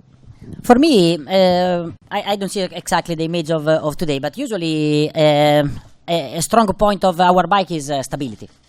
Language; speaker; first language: English; non-native, fluent; Italian